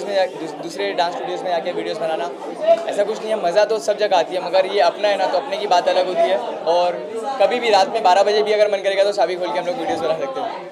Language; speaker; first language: Hindi; native; Hindi